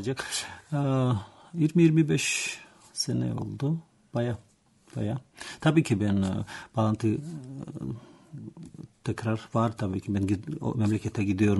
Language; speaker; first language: Turkish; non-native, learner; Georgian